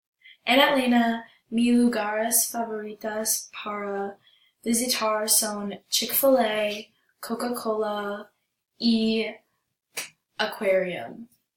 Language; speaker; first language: Spanish; non-native, learner; English